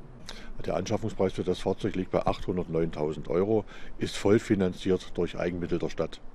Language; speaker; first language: German; native; German